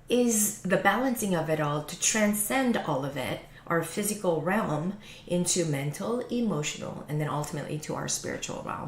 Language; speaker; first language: English; native; English